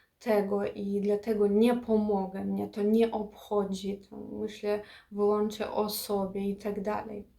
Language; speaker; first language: Polish; non-native, fluent; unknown